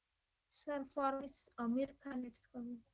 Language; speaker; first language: English; non-native, learner; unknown